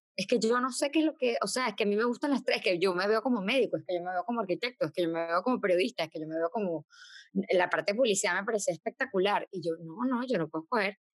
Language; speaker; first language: Spanish; native; Spanish